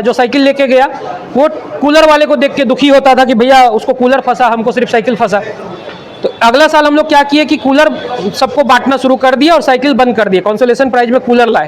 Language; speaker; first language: Hindi; native; Hindi